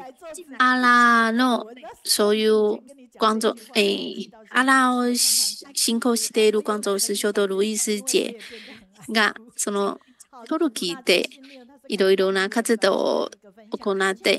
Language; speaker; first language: Japanese; non-native, fluent; Chinese